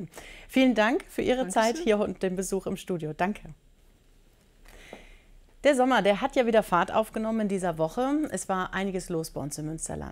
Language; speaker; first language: German; native; German